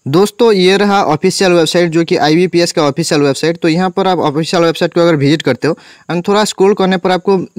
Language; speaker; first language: Hindi; non-native, local second language; Bangla